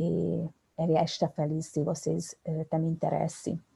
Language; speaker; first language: Portuguese; non-native, fluent; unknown